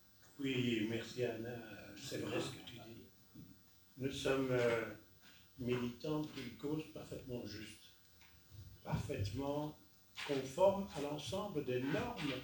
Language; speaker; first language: French; native; French